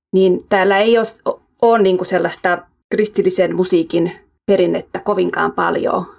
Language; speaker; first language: Finnish; early bilingual, heritage; Finnish